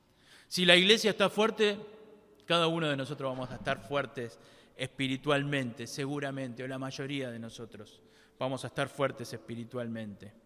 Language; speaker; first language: Spanish; native; Spanish